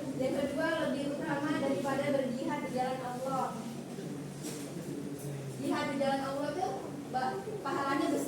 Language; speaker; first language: Indonesian; native; Indonesian